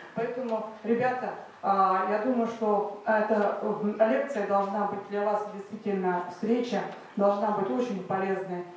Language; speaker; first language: Russian; native; Russian